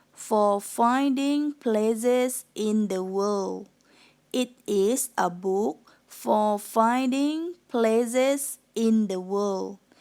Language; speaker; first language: English; non-native, fluent; Thai